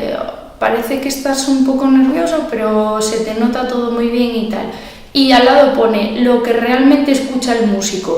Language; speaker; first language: Spanish; native; Spanish